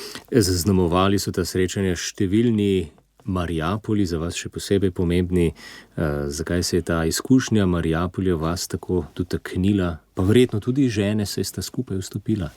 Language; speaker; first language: Slovenian; native; Slovenian